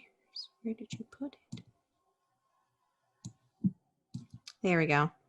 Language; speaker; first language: English; native; English